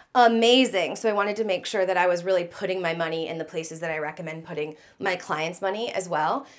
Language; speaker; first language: English; native; English